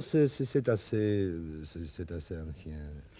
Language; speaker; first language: French; non-native, learner; Russian